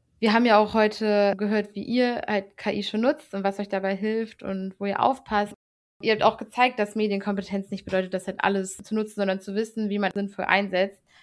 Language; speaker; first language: German; native; German